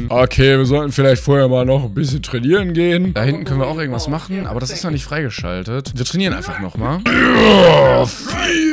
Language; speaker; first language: German; native; German